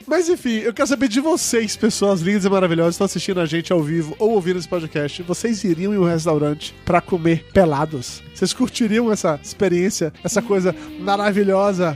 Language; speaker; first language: Portuguese; native; Portuguese